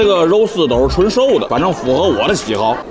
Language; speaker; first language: Chinese; native; Chinese